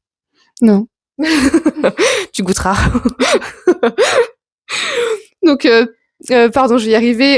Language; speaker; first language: French; native; French